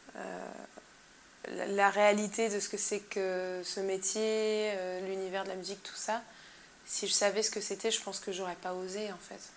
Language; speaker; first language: French; native; French